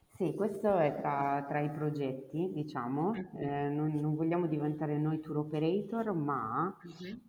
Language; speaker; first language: Italian; native; Italian